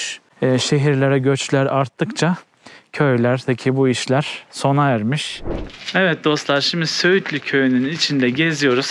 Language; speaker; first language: Turkish; native; Turkish